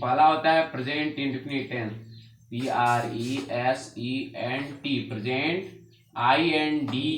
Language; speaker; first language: Hindi; native; Hindi